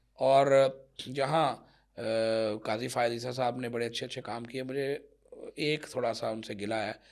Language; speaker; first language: Urdu; non-native, local second language; Punjabi